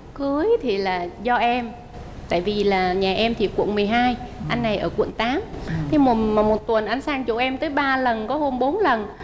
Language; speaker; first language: Vietnamese; native; Vietnamese